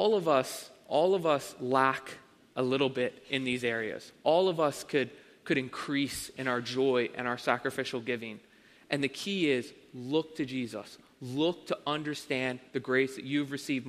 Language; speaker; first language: English; native; English